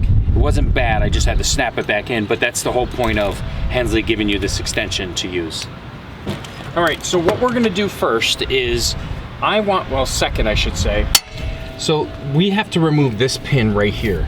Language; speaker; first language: English; native; English